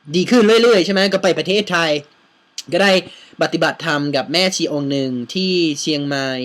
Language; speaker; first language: Thai; non-native, fluent; English